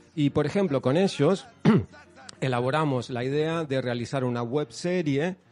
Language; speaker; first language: Spanish; native; Spanish